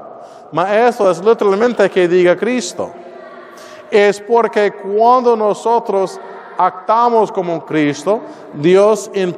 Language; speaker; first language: Spanish; non-native, learner; English